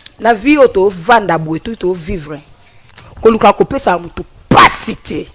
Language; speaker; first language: Lingala; non-native, local second language; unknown